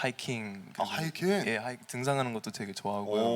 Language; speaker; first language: Korean; early bilingual, heritage; Korean